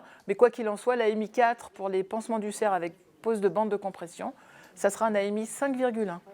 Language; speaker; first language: French; native; French